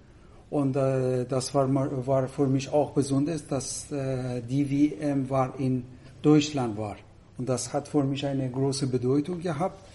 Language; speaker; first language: German; non-native, fluent; Persian